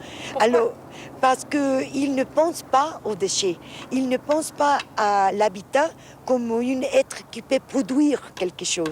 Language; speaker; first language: French; non-native, fluent; Spanish